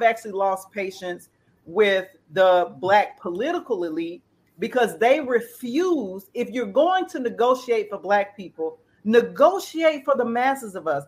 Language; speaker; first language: English; native; English